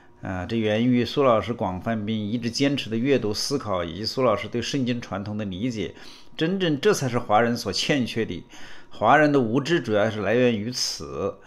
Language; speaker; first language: Chinese; native; Chinese